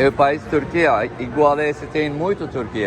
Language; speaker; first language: Portuguese; non-native, learner; Turkish